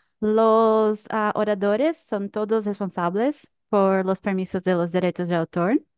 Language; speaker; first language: Spanish; non-native, fluent; Portuguese